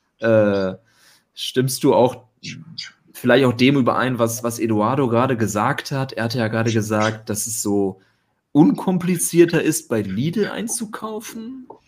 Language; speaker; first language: German; native; German